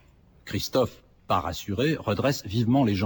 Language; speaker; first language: French; native; French